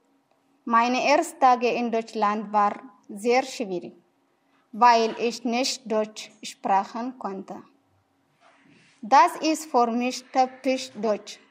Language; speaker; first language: German; non-native, learner; Tigrinya